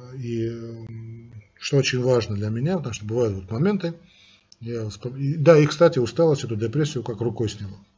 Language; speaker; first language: Russian; non-native, local second language; Armenian